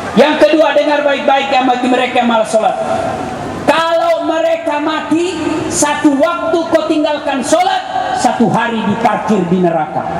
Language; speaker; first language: Indonesian; non-native, local second language; Buginese